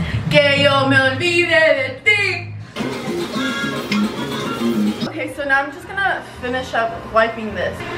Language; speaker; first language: English; early bilingual, other home language; Spanish